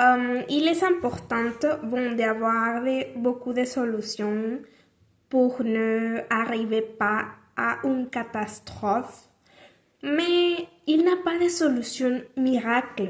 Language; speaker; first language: French; non-native, learner; Spanish